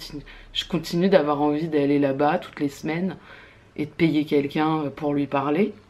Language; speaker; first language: French; native; French